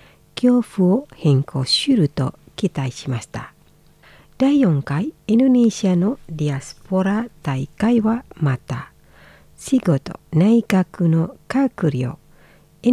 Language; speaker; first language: Japanese; non-native, learner; Indonesian